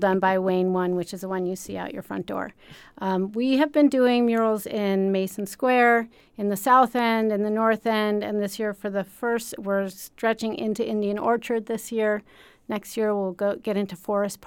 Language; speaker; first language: English; native; English